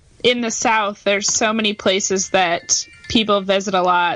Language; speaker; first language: English; native; English